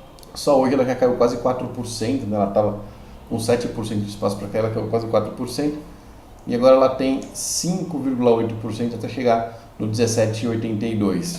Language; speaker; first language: Portuguese; native; Portuguese